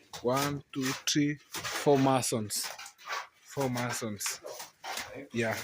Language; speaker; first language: English; non-native, learner; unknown